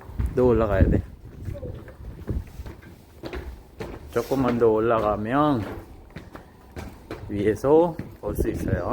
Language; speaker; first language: Korean; non-native, fluent; Sinhala